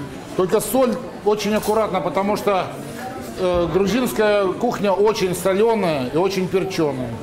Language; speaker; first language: Russian; native; Russian